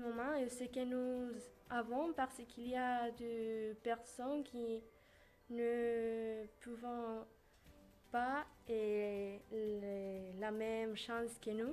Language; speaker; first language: French; non-native, learner; Spanish